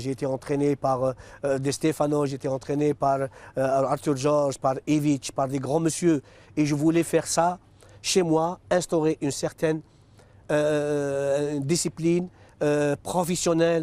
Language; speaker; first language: French; non-native, local second language; Arabic